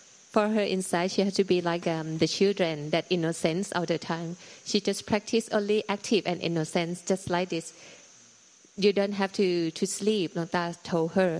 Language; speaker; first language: English; non-native, fluent; Thai